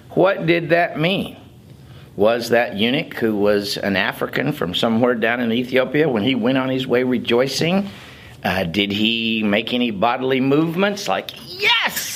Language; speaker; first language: English; native; English